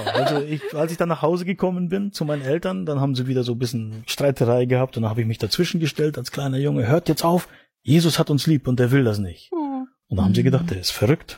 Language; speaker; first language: German; native; German